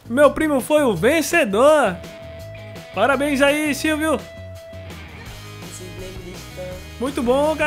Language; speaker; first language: Portuguese; native; Portuguese